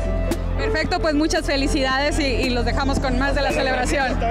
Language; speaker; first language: Spanish; native; Spanish